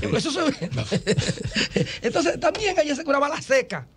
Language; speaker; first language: Spanish; native; Spanish